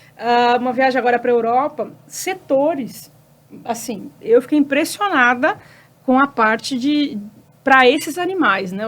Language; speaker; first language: Portuguese; native; Portuguese